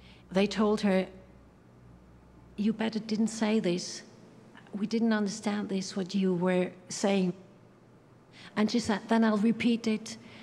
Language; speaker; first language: English; non-native, fluent; German